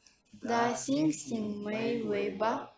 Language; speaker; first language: Chinese; non-native, learner; Kyrgyz